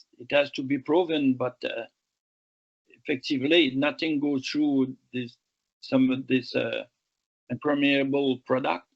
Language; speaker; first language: English; non-native, local second language; French